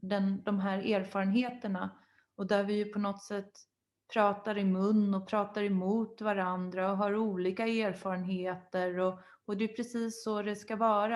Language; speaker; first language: Swedish; native; Swedish